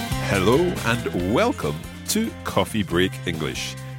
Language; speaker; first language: English; native; English